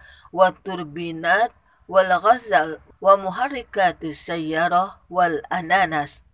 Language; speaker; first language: Arabic; non-native, fluent; Indonesian